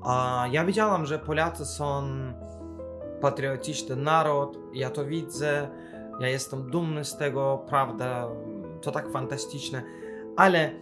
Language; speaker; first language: Polish; non-native, fluent; Azerbaijani